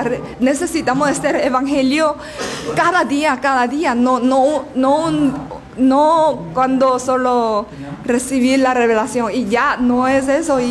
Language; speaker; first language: Spanish; non-native, learner; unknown